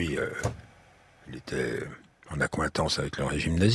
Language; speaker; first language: French; native; French